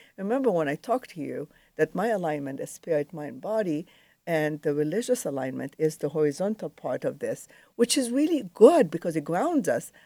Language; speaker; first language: English; non-native, fluent; Arabic